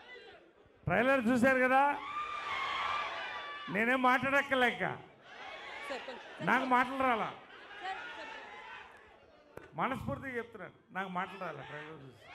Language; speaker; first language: Telugu; native; Telugu